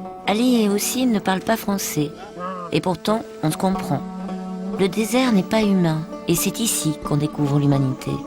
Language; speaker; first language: French; native; French